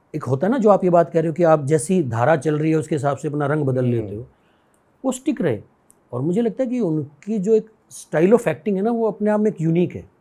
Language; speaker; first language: Hindi; native; Hindi